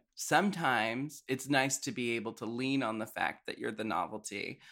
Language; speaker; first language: English; native; English